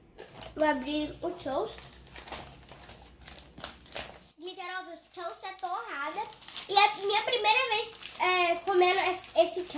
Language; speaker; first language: Portuguese; early bilingual, heritage; Portuguese